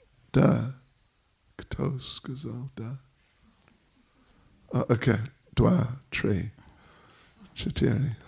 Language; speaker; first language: Russian; non-native, learner; English